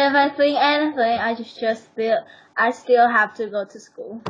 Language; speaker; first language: English; non-native, learner; Vietnamese